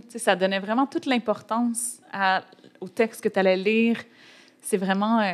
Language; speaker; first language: French; native; French